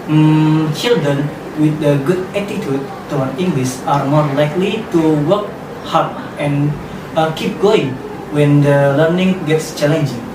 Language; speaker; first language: English; non-native, learner; Indonesian